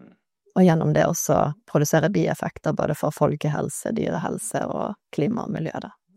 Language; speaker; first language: Norwegian; native; Norwegian